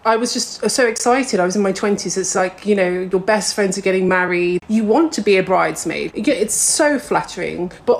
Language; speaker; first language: English; native; English